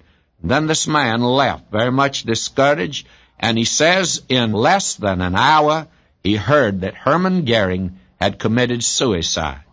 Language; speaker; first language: English; native; English